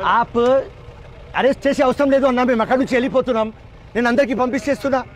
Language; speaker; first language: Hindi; non-native, local second language; Urdu